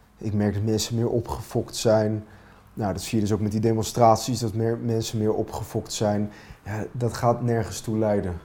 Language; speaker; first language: Dutch; non-native, fluent; Finnish